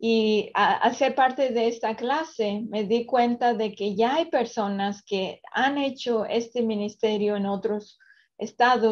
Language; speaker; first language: Spanish; early bilingual, other home language; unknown